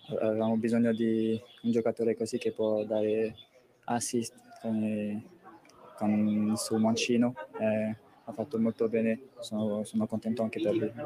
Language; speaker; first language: Italian; non-native, fluent; French